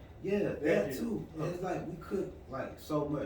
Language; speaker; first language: English; native; English